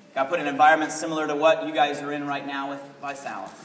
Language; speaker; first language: English; native; English